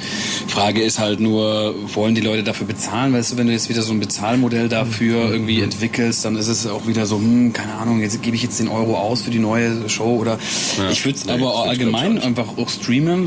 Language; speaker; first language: German; native; German